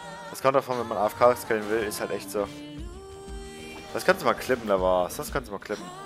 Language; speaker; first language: German; native; German